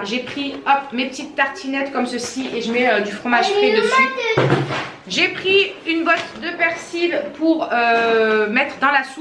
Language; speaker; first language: French; native; French